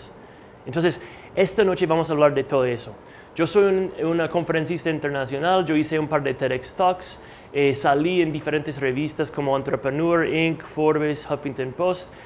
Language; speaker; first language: Spanish; non-native, fluent; English